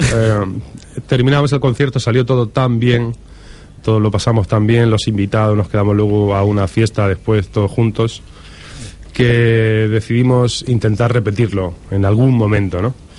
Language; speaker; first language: Spanish; native; Spanish